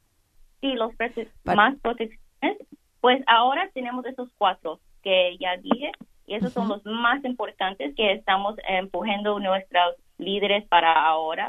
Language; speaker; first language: Spanish; early bilingual, heritage; Spanish